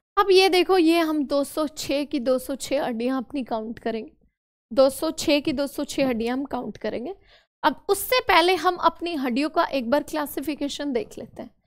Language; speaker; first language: Hindi; native; Hindi